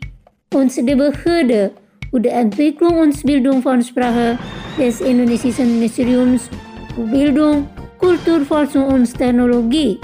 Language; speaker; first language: German; non-native, fluent; Indonesian